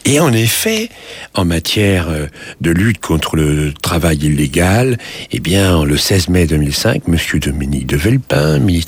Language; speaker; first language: French; native; French